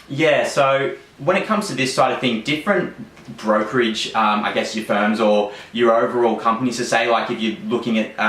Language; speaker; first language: English; native; English